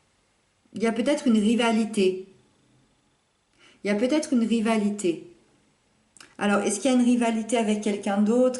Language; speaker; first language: French; native; French